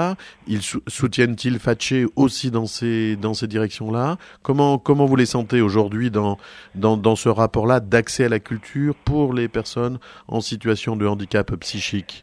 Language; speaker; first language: French; native; French